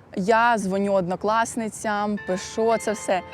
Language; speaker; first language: Ukrainian; native; Ukrainian